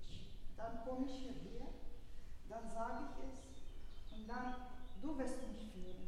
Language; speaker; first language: German; early bilingual, other home language; Russian